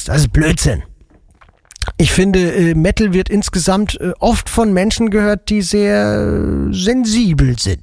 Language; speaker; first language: German; native; German